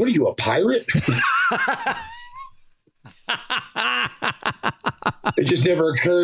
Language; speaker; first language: English; native; English